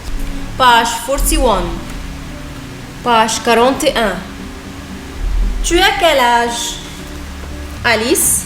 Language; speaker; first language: French; non-native, fluent; Arabic